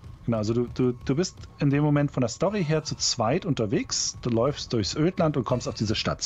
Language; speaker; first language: German; native; German